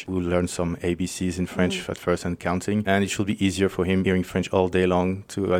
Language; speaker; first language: English; non-native, fluent; French